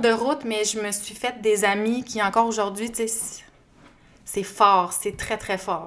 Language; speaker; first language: French; native; French